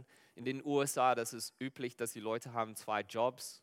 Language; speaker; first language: German; non-native, fluent; Afrikaans